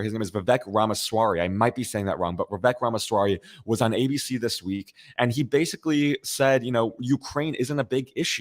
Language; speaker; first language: English; native; English